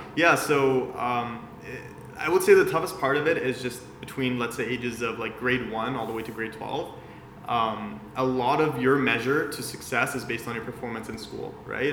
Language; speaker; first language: English; early bilingual, other home language; Persian